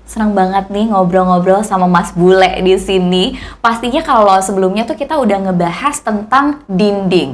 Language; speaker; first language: Indonesian; native; Indonesian